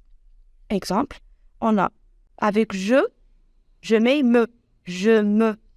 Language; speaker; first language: French; non-native, local second language; Arabic